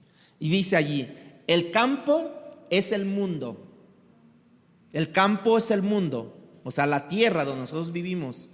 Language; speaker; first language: Spanish; native; Spanish